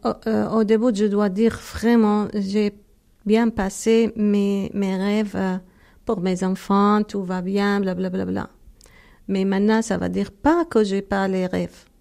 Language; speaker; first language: French; non-native, learner; Arabic